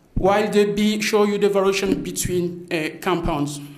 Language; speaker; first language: English; non-native, fluent; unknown